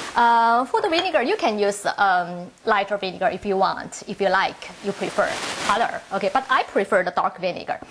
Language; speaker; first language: English; non-native, learner; Chinese